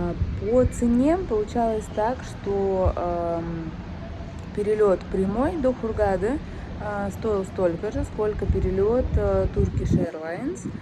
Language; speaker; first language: Russian; native; Russian